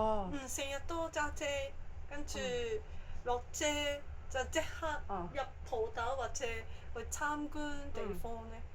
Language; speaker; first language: Cantonese; non-native, fluent; Japanese